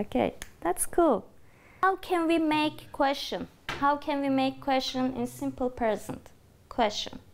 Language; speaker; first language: English; non-native, fluent; Turkish